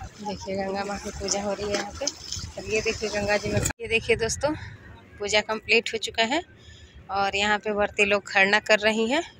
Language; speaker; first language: Hindi; native; Hindi